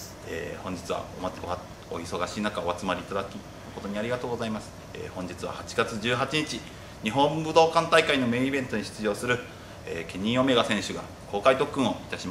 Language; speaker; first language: Japanese; native; Japanese